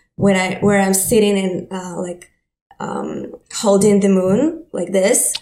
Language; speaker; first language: English; non-native, fluent; Ukrainian